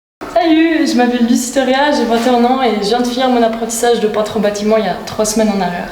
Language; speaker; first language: French; native; French